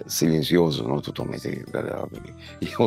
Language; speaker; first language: Portuguese; non-native, learner; Spanish